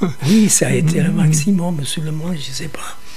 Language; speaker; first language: French; non-native, fluent; Italian